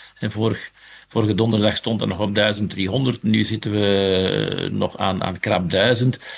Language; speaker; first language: Dutch; native; Dutch